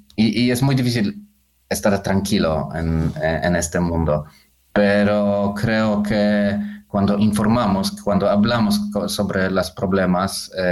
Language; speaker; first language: Spanish; non-native, fluent; Polish